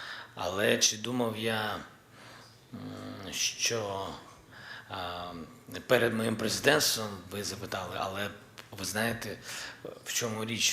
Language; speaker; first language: Ukrainian; non-native, local second language; Russian